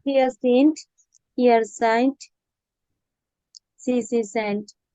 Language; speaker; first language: German; non-native, learner; Bangla